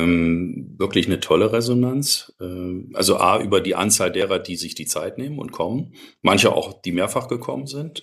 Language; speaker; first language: German; native; German